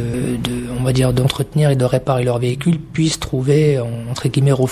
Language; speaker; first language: French; native; French